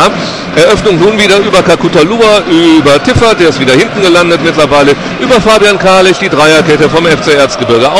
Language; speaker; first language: German; native; German